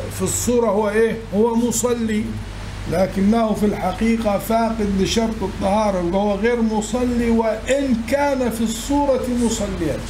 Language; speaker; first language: Arabic; native; Arabic